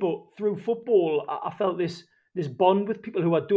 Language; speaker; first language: English; native; English